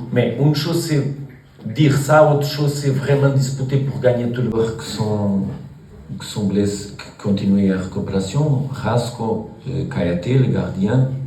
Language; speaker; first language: French; non-native, learner; Portuguese